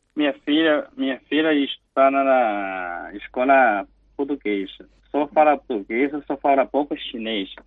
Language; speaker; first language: Portuguese; non-native, learner; Chinese